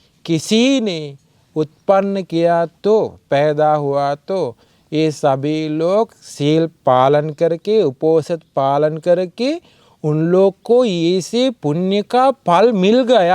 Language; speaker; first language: Hindi; non-native, fluent; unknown